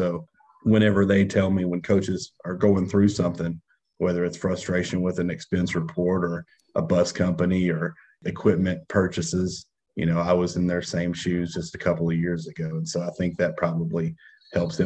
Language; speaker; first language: English; native; English